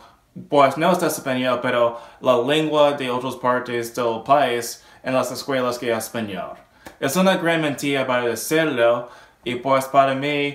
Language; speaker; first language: Spanish; non-native, learner; English